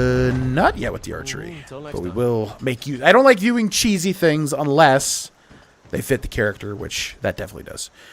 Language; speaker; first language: English; native; English